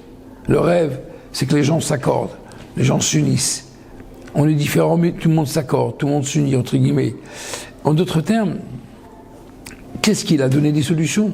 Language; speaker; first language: French; native; French